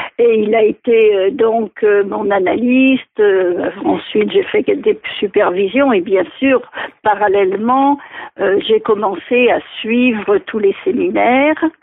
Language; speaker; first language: French; native; French